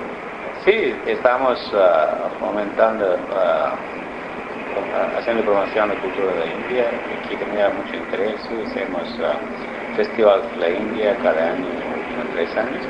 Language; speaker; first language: Spanish; non-native, learner; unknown